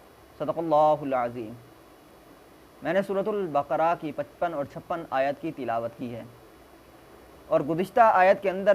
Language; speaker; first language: Urdu; native; Urdu